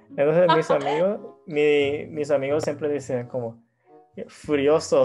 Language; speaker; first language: Spanish; non-native, learner; Japanese